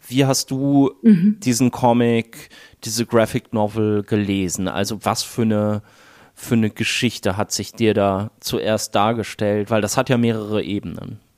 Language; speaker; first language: German; native; German